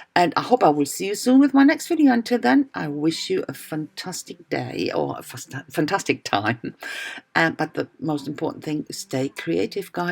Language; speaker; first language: English; non-native, fluent; German